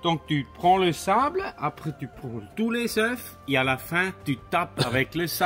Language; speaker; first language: French; non-native, local second language; German